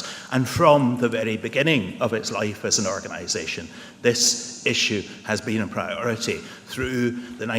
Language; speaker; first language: English; native; English